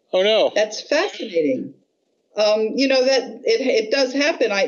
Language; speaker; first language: English; native; English